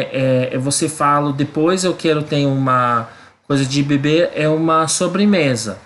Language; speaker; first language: Portuguese; non-native, learner; English